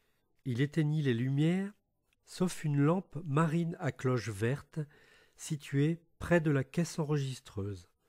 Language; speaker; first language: French; native; French